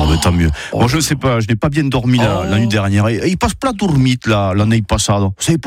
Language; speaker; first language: French; native; French